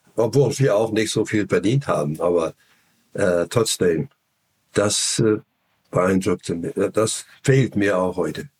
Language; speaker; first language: German; non-native, fluent; English